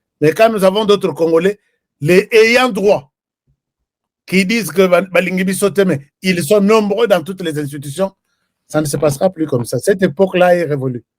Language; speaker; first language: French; non-native, local second language; Lingala